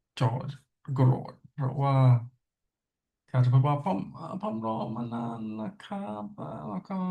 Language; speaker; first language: Thai; non-native, learner; English